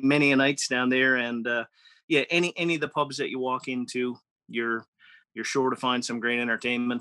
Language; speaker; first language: English; native; English